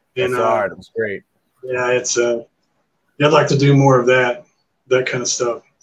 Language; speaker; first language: English; native; English